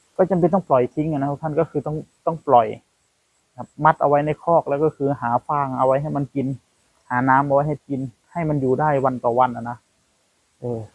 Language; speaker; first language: Thai; native; Thai